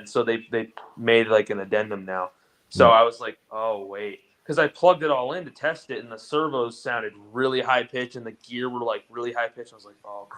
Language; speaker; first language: English; native; English